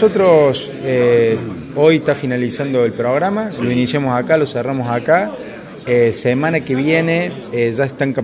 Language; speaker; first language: Spanish; native; Spanish